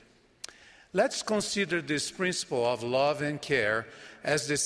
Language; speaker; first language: English; non-native, fluent; Portuguese